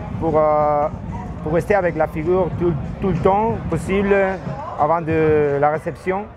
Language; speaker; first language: French; non-native, learner; Spanish